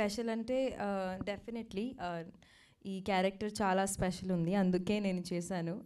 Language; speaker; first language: Telugu; non-native, fluent; Hindi